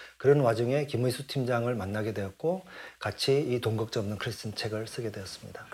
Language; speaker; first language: Korean; native; Korean